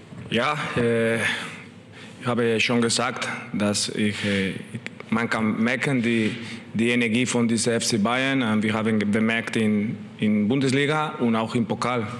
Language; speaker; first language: German; non-native, learner; Spanish